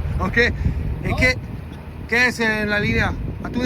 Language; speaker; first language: Spanish; non-native, learner; French